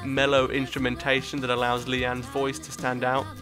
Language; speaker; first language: English; native; English